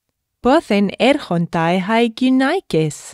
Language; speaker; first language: Greek; non-native, learner; English